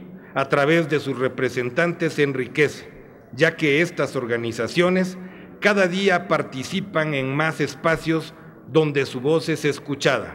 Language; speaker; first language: Spanish; native; Spanish